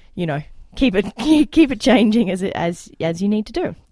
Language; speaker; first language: English; native; English